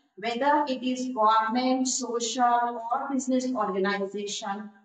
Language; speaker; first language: English; non-native, local second language; Hindi